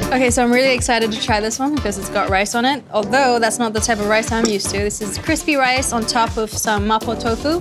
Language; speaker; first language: English; non-native, local second language; Cantonese